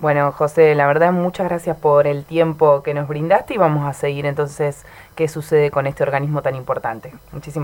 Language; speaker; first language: Spanish; native; Spanish